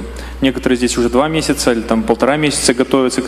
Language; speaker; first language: Russian; native; Russian